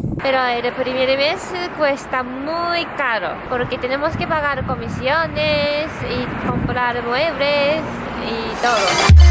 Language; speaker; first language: Spanish; non-native, learner; Japanese